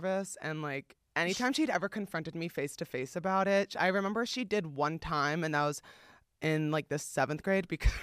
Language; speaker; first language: English; native; English